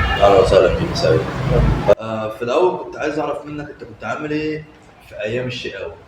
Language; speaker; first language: Arabic; native; Arabic